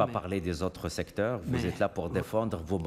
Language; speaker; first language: French; native; French